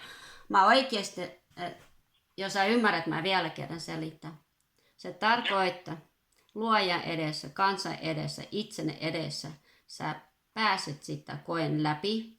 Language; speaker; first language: Finnish; non-native, fluent; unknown